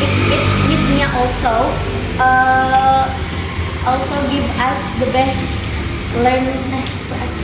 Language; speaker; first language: English; non-native, learner; Indonesian